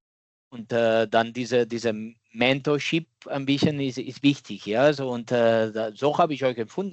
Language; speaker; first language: German; non-native, fluent; Catalan